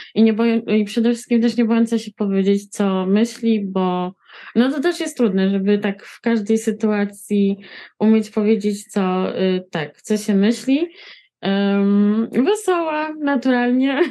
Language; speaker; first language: Polish; native; Polish